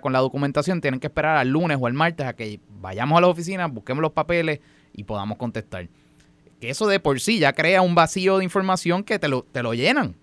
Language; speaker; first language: Spanish; native; Spanish